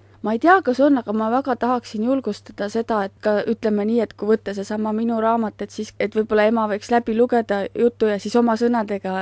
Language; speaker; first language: Estonian; native; Estonian